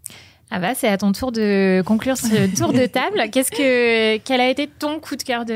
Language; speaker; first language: French; native; French